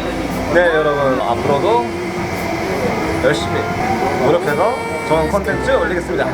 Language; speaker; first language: Korean; early bilingual, heritage; Korean